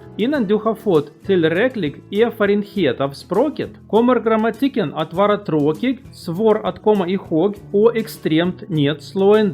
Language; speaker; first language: Swedish; non-native, learner; Russian